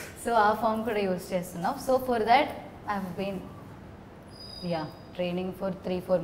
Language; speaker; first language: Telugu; non-native, learner; Malayalam